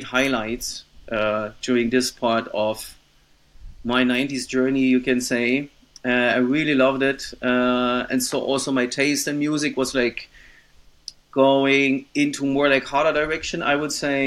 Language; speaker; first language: English; non-native, fluent; German